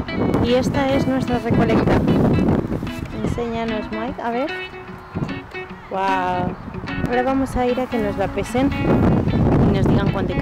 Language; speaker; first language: Spanish; native; Spanish